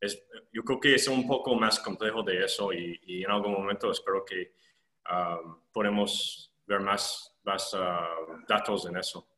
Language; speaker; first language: Spanish; non-native, fluent; English